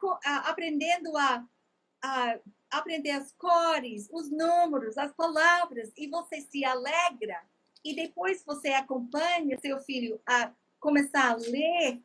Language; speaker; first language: Portuguese; non-native, fluent; English